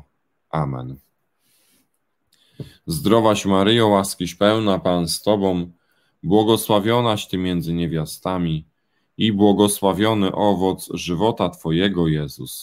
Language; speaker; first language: Polish; native; Polish